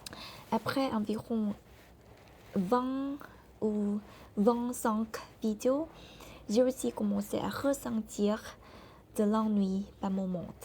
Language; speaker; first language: French; non-native, learner; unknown